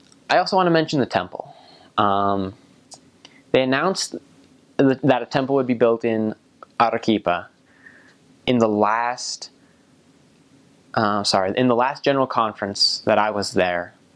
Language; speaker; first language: English; native; English